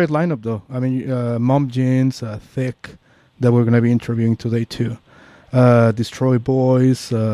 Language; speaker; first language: English; non-native, fluent; Spanish